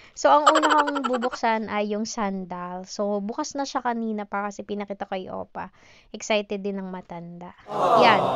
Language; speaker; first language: Filipino; non-native, local second language; Hiligaynon